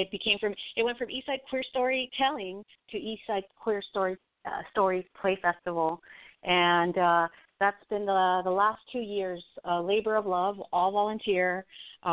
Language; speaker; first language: English; native; English